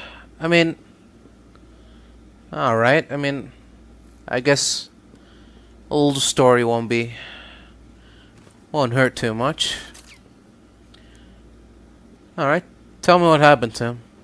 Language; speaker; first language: English; native; English